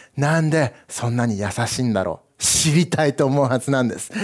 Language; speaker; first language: Japanese; early bilingual, other home language; English